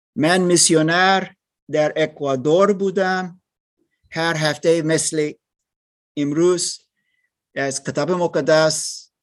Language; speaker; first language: Persian; non-native, learner; German